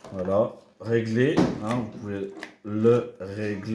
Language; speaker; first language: French; native; French